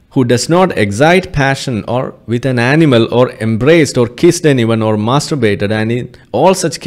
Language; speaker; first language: English; non-native, local second language; Malayalam